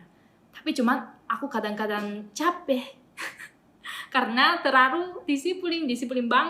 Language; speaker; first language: Indonesian; non-native, fluent; Japanese